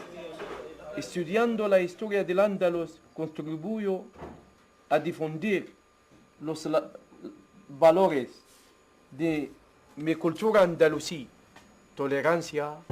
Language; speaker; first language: Spanish; non-native, fluent; Arabic